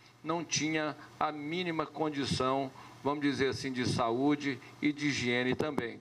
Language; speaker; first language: Portuguese; native; Portuguese